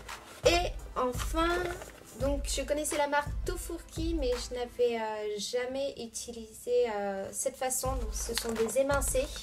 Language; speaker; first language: French; native; French